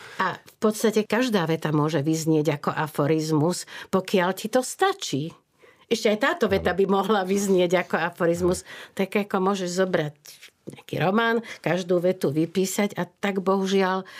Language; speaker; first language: Slovak; native; Slovak